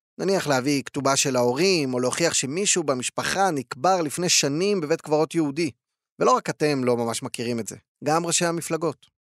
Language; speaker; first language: Hebrew; native; Hebrew